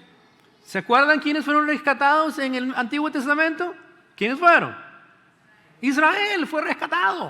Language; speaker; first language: Spanish; native; Spanish